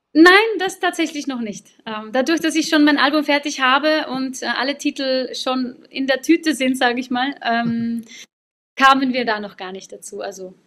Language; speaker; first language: German; native; German